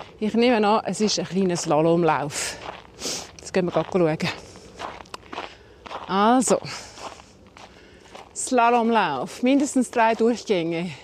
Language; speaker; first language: German; native; German